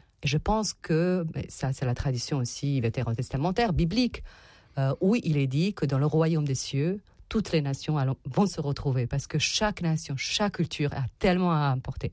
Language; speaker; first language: French; non-native, fluent; Serbian